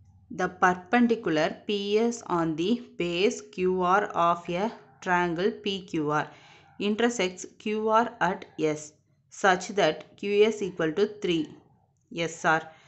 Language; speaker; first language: English; non-native, local second language; Tamil